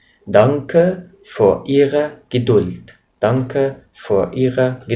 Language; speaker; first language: German; non-native, fluent; Arabic